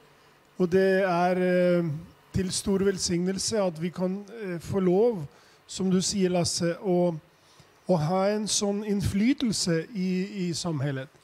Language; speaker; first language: Swedish; non-native, fluent; Albanian